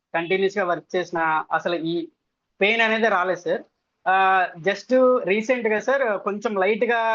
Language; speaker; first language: Telugu; native; Telugu